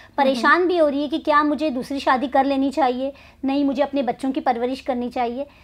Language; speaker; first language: Hindi; non-native, local second language; Urdu